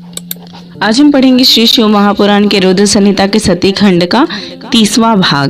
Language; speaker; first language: Hindi; native; Hindi